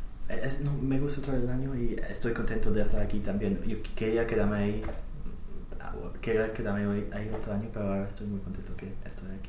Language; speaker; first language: Spanish; non-native, fluent; English